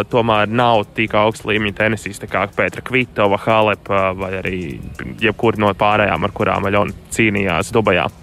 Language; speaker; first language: Latvian; native; Latvian